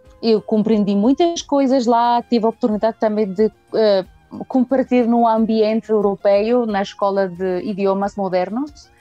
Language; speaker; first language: Portuguese; early bilingual, heritage; Portuguese